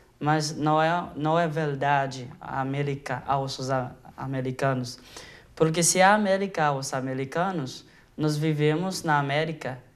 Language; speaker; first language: Portuguese; non-native, fluent; Haitian Creole